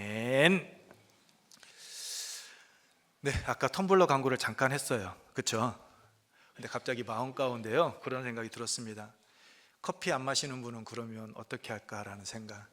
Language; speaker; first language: Korean; native; Korean